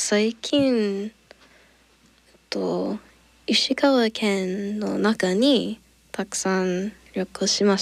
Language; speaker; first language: Japanese; non-native, learner; English